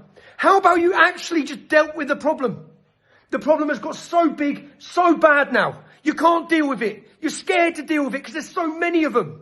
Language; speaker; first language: English; native; English